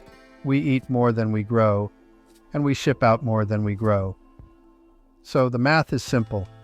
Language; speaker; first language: English; non-native, fluent; Italian